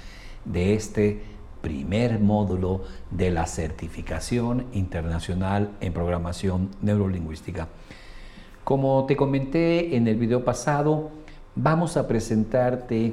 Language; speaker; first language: Spanish; native; Spanish